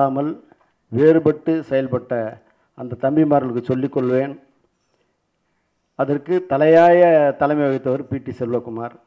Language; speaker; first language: Tamil; native; Tamil